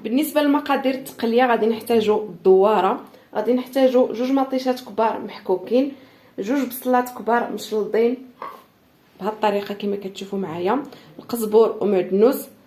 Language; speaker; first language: Arabic; native; Arabic